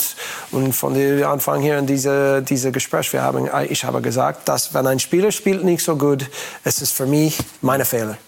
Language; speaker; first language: German; non-native, learner; English